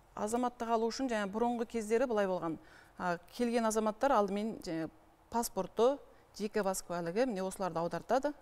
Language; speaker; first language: Kazakh; early bilingual, heritage; Kazakh